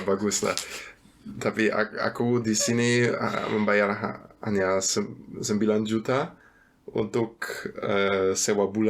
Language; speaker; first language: Indonesian; non-native, fluent; German